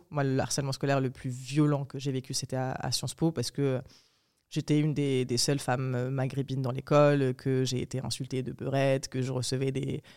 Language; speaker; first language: French; early bilingual, other home language; Arabic